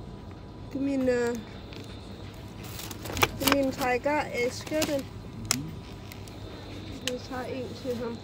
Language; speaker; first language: Danish; non-native, learner; Thai